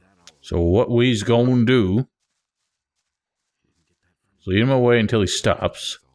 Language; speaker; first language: English; native; English